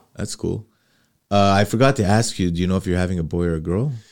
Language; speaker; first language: English; early bilingual, other home language; Arabic